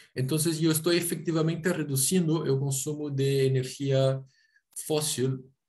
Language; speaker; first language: Spanish; non-native, fluent; Portuguese